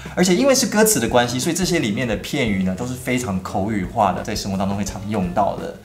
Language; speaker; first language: Chinese; early bilingual, other home language; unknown